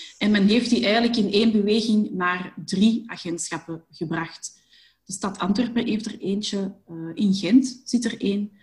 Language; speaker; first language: Dutch; native; Dutch